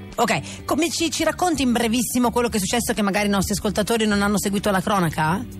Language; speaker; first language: Italian; native; Italian